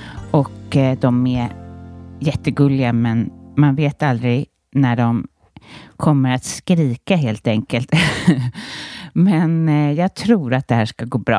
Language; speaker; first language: Swedish; native; Swedish